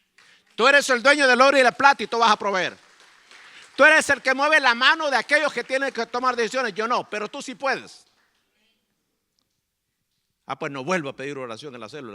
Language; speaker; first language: Spanish; native; Spanish